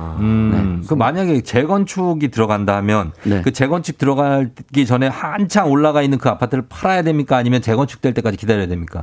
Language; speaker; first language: Korean; native; Korean